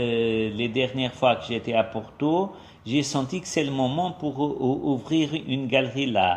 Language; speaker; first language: French; non-native, fluent; Portuguese